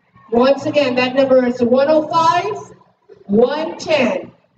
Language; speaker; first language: English; native; English